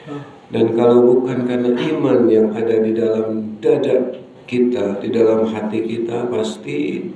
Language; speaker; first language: Indonesian; non-native, local second language; Sundanese